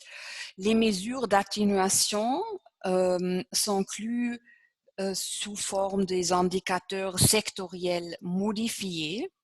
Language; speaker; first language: French; non-native, fluent; German